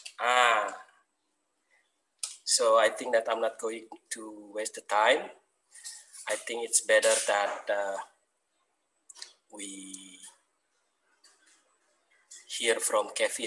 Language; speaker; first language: English; non-native, learner; Indonesian